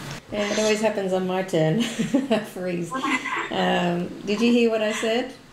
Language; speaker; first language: English; native; English